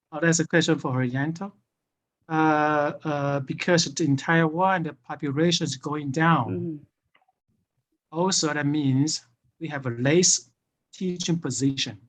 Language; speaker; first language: English; non-native, fluent; Chinese